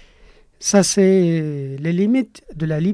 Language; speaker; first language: French; non-native, fluent; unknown